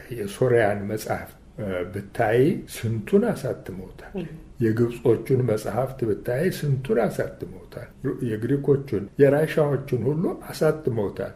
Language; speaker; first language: Amharic; native; Amharic